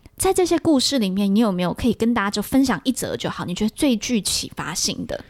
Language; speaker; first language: Chinese; native; Chinese